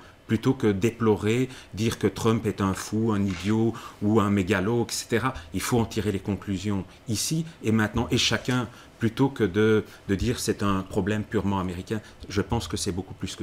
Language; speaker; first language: French; native; French